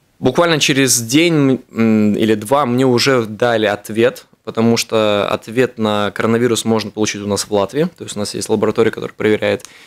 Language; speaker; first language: Russian; native; Russian